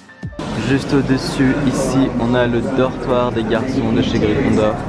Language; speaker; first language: French; native; French